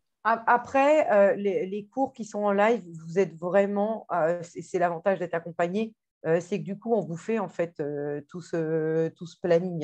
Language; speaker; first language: French; native; French